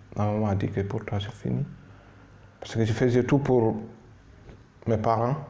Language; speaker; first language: French; non-native, local second language; Fula